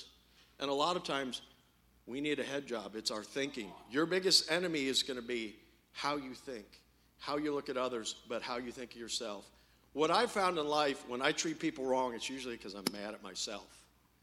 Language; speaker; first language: English; native; English